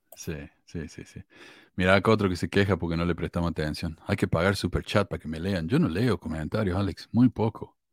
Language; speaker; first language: Spanish; native; Spanish